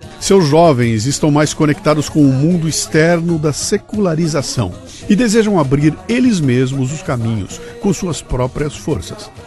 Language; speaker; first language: Portuguese; native; Portuguese